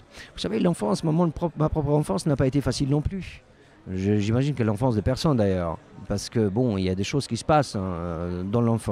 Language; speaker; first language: French; non-native, fluent; Albanian